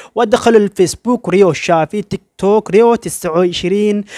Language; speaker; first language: Arabic; non-native, learner; Oromo